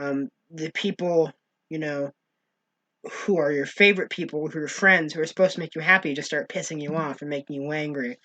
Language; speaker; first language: English; native; English